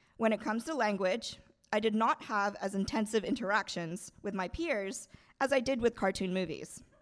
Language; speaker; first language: English; non-native, local second language; Bangla